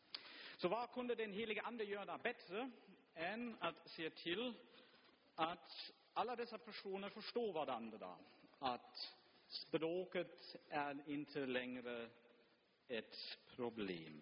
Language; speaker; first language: Swedish; non-native, fluent; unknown